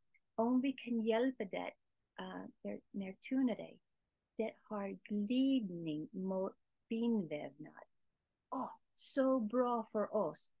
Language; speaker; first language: Swedish; non-native, learner; English